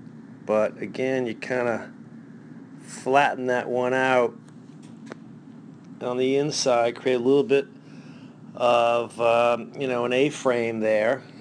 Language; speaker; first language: English; native; English